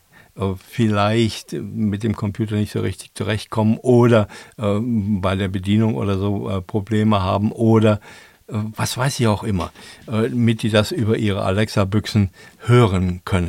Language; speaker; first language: German; native; German